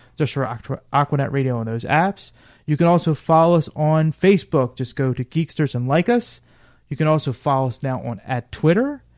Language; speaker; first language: English; native; English